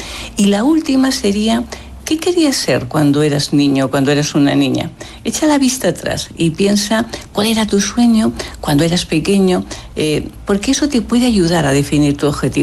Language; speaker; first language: Spanish; native; Spanish